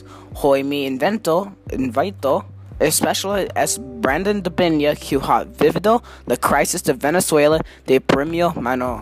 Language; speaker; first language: Spanish; non-native, learner; English